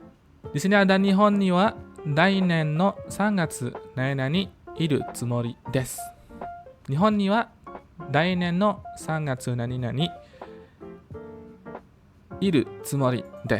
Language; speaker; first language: Japanese; non-native, fluent; Indonesian